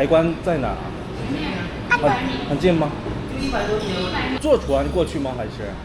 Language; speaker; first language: Chinese; non-native, learner; Korean